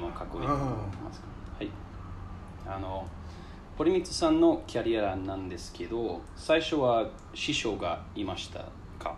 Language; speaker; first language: Japanese; non-native, learner; English